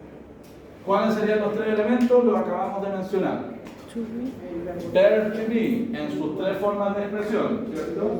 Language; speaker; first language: Spanish; native; Spanish